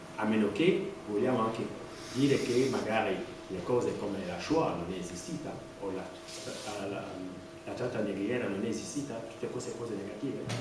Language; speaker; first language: Italian; non-native, fluent; French